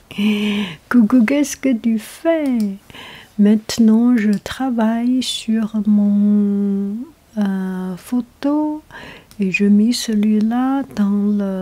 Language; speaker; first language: French; non-native, learner; Chinese